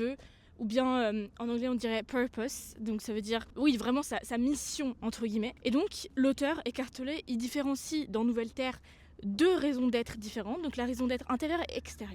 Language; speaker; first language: French; native; French